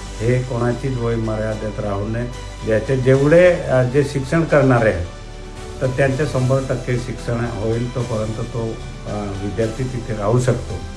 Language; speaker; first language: Marathi; non-native, local second language; Bhili